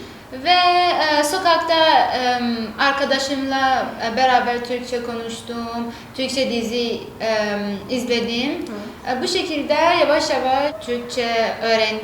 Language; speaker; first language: Turkish; non-native, learner; Persian